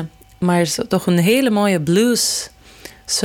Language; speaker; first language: Dutch; non-native, fluent; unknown